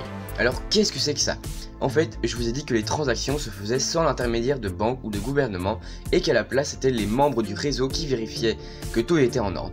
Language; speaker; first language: French; native; French